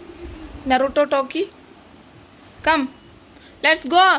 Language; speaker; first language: English; non-native, learner; Malayalam